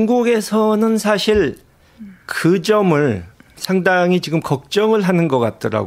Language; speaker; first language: Korean; native; Korean